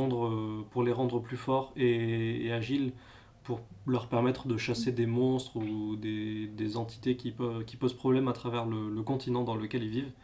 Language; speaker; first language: French; native; French